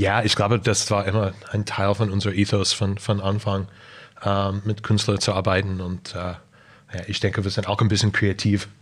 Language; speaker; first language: German; non-native, fluent; English